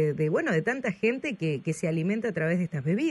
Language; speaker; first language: Spanish; native; Spanish